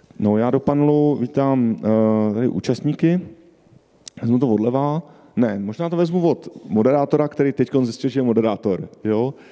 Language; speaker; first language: Czech; native; Czech